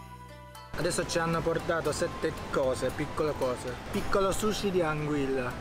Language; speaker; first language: Italian; non-native, learner; Japanese